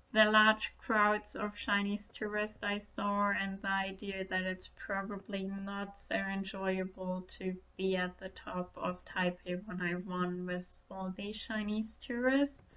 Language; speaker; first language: English; non-native, fluent; German